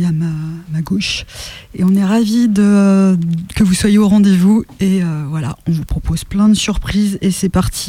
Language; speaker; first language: French; native; French